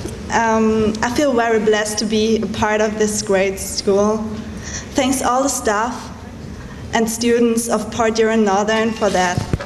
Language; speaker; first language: English; non-native, fluent; German